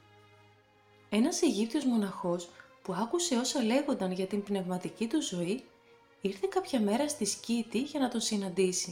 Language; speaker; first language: Greek; native; Greek